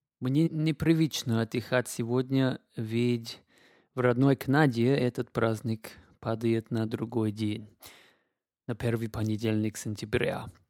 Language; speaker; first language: Russian; non-native, fluent; English